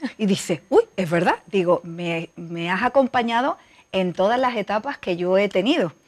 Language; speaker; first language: Spanish; native; Spanish